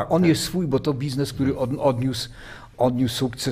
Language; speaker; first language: Polish; native; Polish